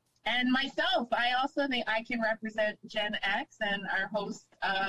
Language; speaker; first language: English; native; English